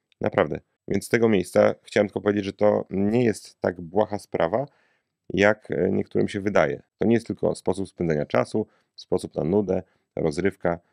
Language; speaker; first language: Polish; native; Polish